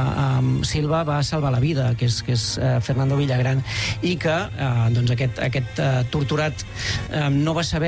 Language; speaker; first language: Catalan; native; Catalan